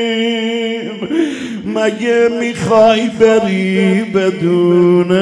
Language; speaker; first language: Persian; native; Persian